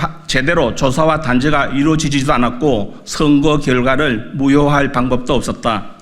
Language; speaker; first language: Korean; native; Korean